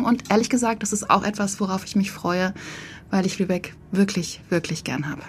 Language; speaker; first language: German; native; German